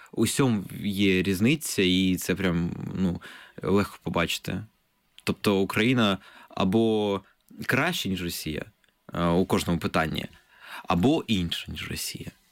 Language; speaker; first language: Ukrainian; non-native, local second language; Russian